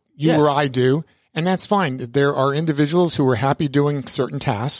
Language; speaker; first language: English; early bilingual, other home language; Italian